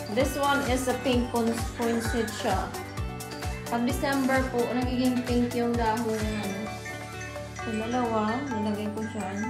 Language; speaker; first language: Filipino; native; Filipino